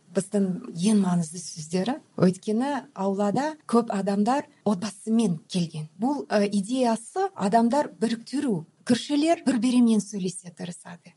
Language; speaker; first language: Kazakh; non-native, local second language; Russian